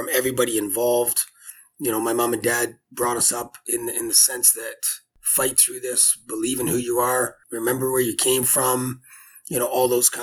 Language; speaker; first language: English; native; English